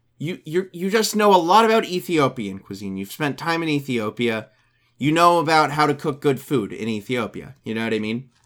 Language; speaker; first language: English; native; English